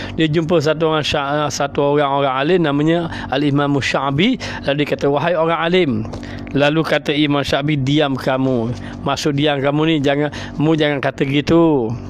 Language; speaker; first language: Malay; native; Malay